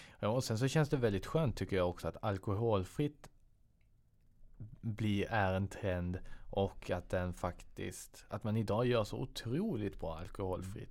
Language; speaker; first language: Swedish; native; Swedish